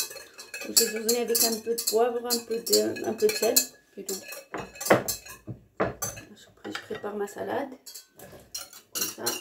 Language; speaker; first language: French; non-native, learner; Arabic